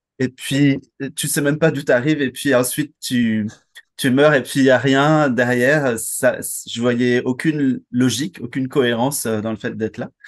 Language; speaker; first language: French; native; French